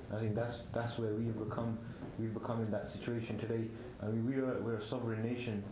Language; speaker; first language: English; native; English